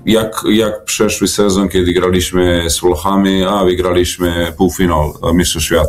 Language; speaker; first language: Polish; non-native, fluent; Serbian